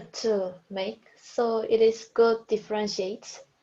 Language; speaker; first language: English; non-native, learner; Korean